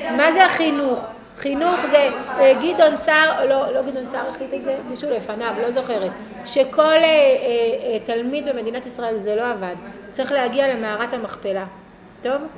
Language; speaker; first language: Hebrew; native; Hebrew